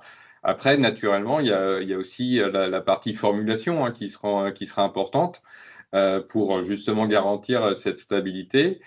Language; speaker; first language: French; native; French